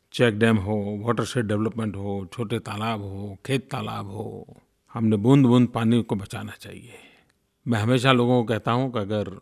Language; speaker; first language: Hindi; non-native, local second language; Gujarati